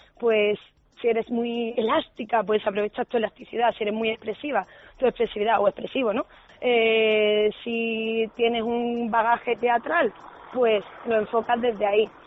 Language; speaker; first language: Spanish; native; Spanish